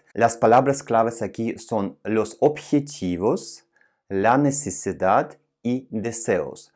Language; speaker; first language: Spanish; non-native, fluent; Russian